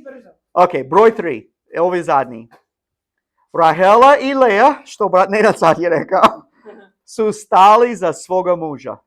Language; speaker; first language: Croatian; non-native, learner; English